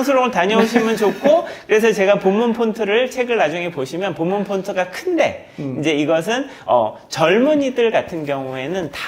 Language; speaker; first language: Korean; native; Korean